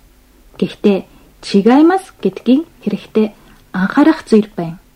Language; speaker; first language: Mongolian; non-native, fluent; Japanese